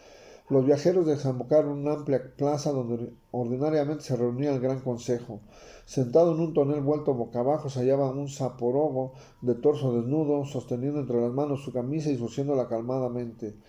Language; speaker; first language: Spanish; native; Spanish